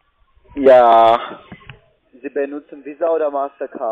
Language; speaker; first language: German; non-native, learner; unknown